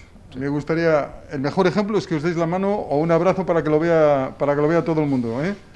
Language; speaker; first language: Spanish; native; Spanish